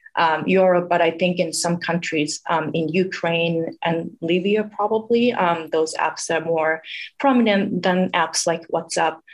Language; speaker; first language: English; non-native, fluent; Japanese